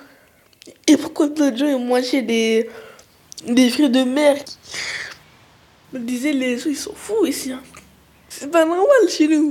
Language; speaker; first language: French; early bilingual, other home language; Arabic